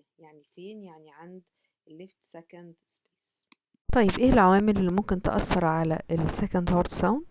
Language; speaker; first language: Arabic; native; Arabic